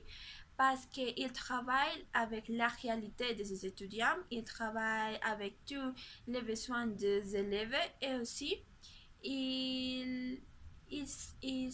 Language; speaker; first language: French; non-native, learner; Spanish